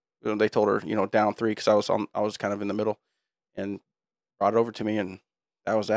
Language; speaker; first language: English; native; English